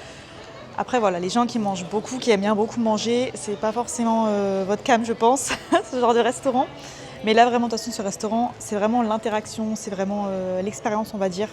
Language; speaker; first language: French; native; French